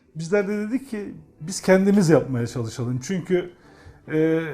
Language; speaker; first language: Turkish; native; Turkish